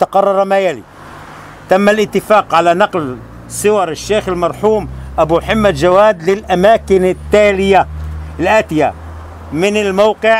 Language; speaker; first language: Arabic; native; Arabic